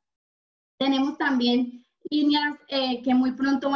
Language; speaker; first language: Spanish; native; Spanish